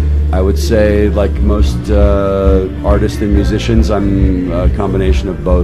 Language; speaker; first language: English; native; English